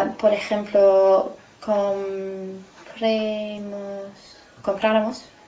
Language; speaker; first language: Spanish; non-native, fluent; English